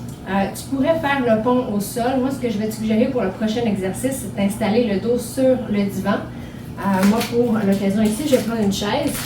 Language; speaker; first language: French; native; French